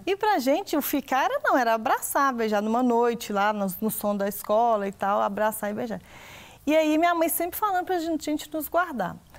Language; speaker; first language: Portuguese; native; Portuguese